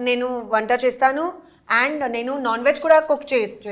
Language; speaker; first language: Telugu; non-native, fluent; Hindi